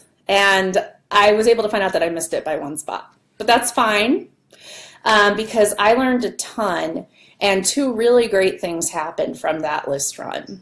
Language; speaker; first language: English; native; English